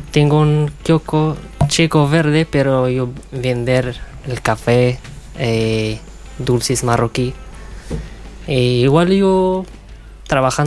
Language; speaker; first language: Spanish; non-native, learner; Arabic